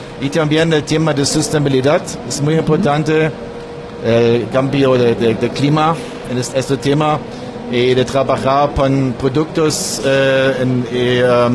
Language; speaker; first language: Spanish; non-native, learner; German